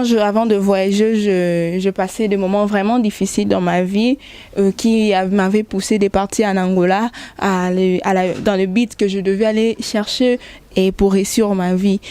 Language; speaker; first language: French; non-native, local second language; Lingala